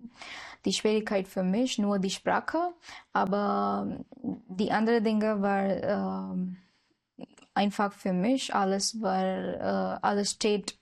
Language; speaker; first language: German; non-native, learner; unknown